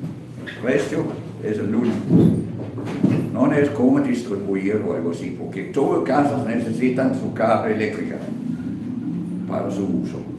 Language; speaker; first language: Spanish; non-native, fluent; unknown